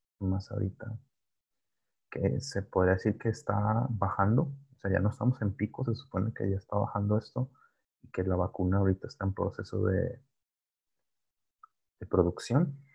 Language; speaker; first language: Spanish; native; Spanish